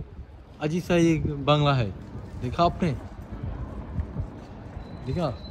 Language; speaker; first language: Hindi; non-native, learner; Bangla